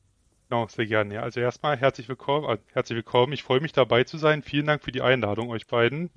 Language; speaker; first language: German; native; German